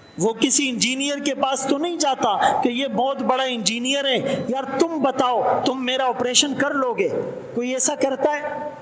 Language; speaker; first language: Urdu; non-native, local second language; Pashto